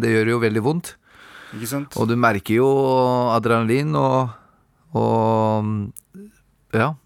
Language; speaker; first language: Norwegian; native; Norwegian